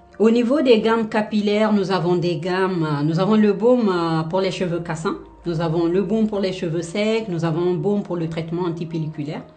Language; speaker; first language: French; non-native, local second language; Fula